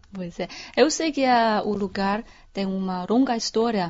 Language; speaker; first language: Portuguese; non-native, fluent; Chinese